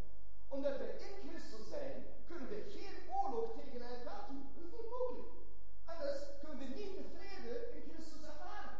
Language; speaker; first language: Dutch; non-native, fluent; German